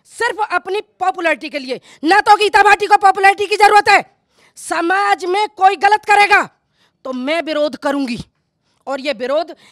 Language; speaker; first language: Hindi; native; Hindi